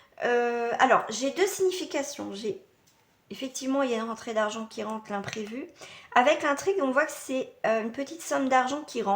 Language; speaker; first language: French; native; French